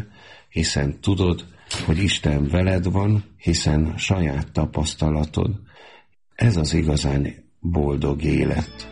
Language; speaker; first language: Hungarian; native; Hungarian